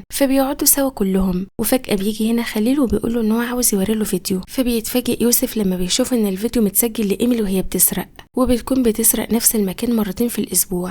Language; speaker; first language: Arabic; native; Arabic